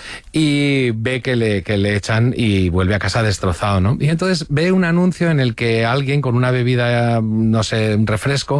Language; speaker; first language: Spanish; native; Spanish